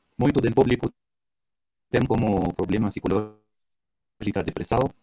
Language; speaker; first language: Portuguese; non-native, learner; Arabic